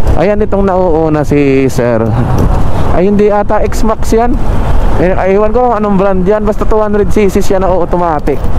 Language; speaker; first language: Filipino; non-native, local second language; Bikol